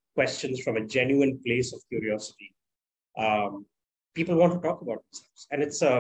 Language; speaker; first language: English; non-native, local second language; Tamil